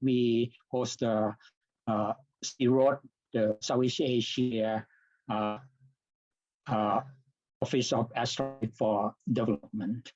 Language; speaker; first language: English; non-native, fluent; Thai